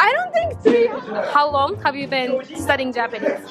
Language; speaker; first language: English; non-native, fluent; Japanese